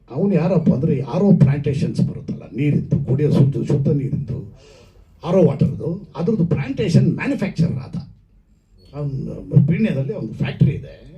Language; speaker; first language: Kannada; native; Kannada